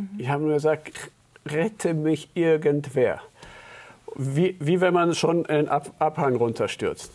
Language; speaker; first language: German; early bilingual, heritage; German